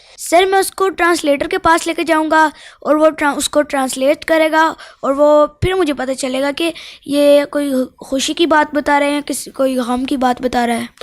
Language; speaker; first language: Urdu; native; Urdu